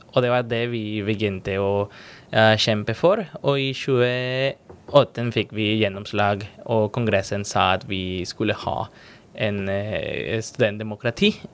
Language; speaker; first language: Norwegian; non-native, fluent; Spanish